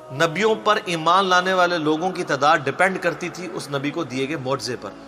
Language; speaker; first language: Urdu; non-native, local second language; Punjabi